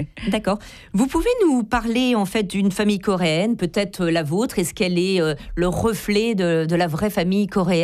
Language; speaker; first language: French; native; French